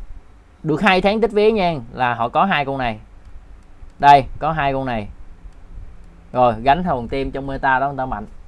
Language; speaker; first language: Vietnamese; native; Vietnamese